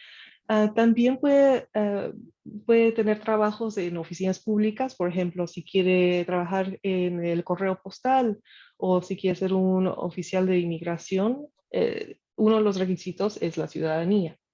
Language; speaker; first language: Spanish; non-native, fluent; English